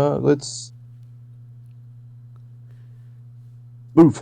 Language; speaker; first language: English; native; English